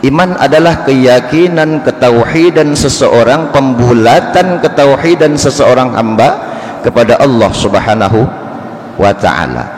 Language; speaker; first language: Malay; non-native, local second language; Banjar